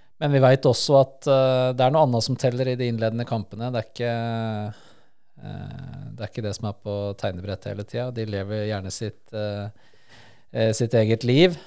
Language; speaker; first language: Norwegian; early bilingual, other home language; Spanish